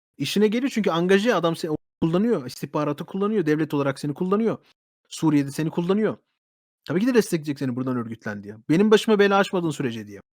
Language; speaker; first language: Turkish; early bilingual, heritage; Turkish